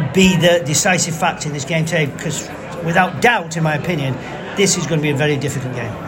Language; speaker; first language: English; native; English